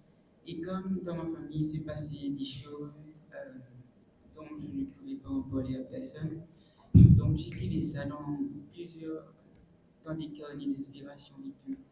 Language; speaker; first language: French; non-native, local second language; Morisyen